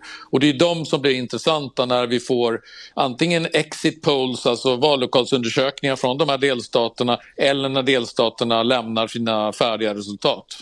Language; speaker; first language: Swedish; native; Swedish